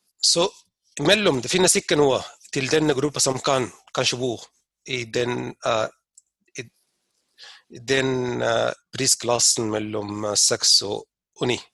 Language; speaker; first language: Norwegian; non-native, fluent; Arabic